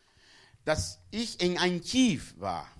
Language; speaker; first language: German; non-native, learner; Spanish